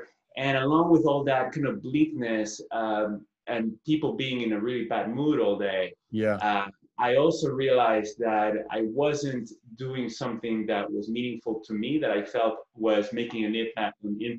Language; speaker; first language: English; non-native, fluent; Spanish